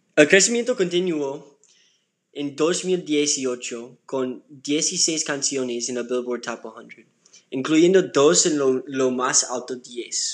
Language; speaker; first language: Spanish; non-native, learner; English